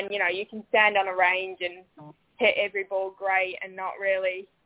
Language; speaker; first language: English; native; English